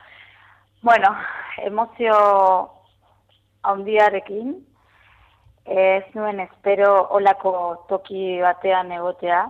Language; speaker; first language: Basque; non-native, fluent; Spanish